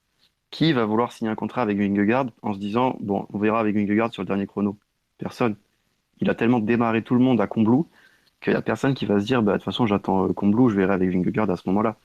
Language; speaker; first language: French; native; French